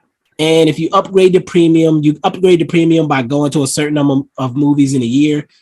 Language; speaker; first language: English; native; English